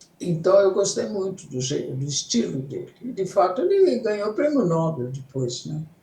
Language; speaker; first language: Portuguese; early bilingual, other home language; Italian